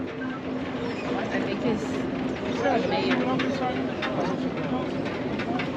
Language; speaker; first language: English; non-native, learner; Portuguese